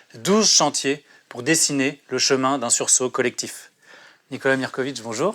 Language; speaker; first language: French; native; French